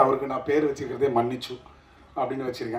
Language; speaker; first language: Tamil; native; Tamil